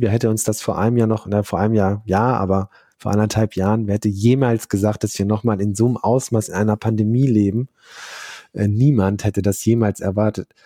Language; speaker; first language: German; native; German